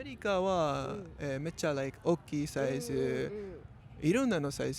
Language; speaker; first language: Japanese; non-native, learner; English